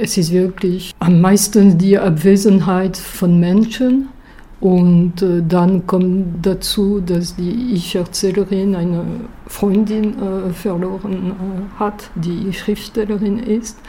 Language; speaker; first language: German; non-native, fluent; French